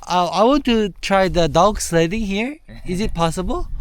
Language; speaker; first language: English; non-native, learner; Korean